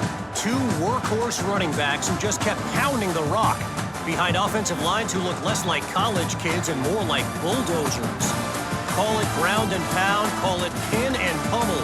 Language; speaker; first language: English; native; English